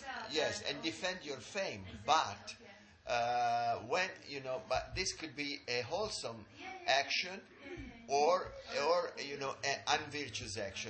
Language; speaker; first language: English; non-native, learner; Italian